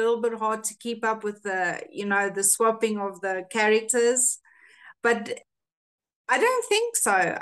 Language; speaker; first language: English; non-native, local second language; Afrikaans